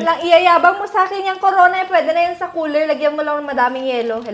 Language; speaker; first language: Filipino; native; Filipino